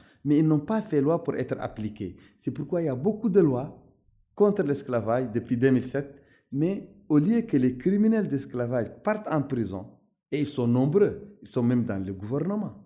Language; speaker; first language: French; non-native, local second language; Arabic